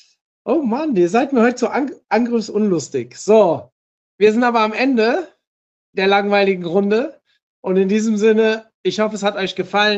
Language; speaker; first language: German; native; German